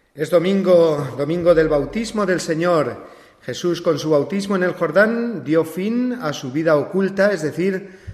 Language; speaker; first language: Spanish; non-native, fluent; French